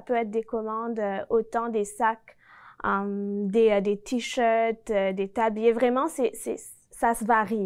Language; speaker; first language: French; native; French